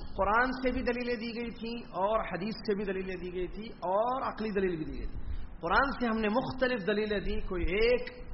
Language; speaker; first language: Urdu; native; Urdu